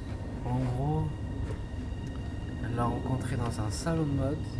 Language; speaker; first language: French; native; French